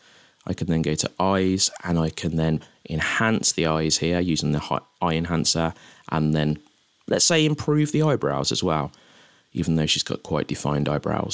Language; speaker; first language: English; native; English